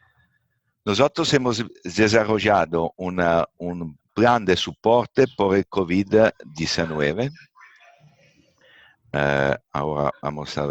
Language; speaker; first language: Spanish; non-native, fluent; Italian